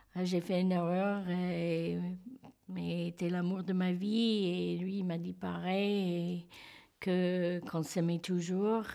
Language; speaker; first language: French; non-native, fluent; English